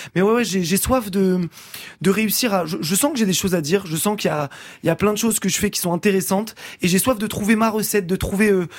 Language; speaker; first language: French; native; French